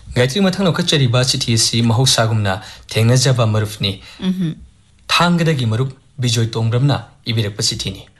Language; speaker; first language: Manipuri; native; Manipuri